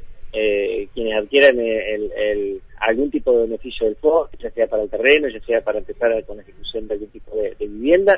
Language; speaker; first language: Spanish; native; Spanish